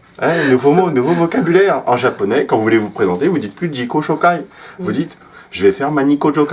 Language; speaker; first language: French; native; French